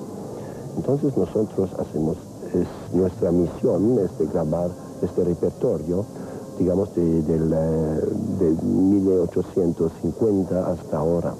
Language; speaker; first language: Spanish; non-native, fluent; French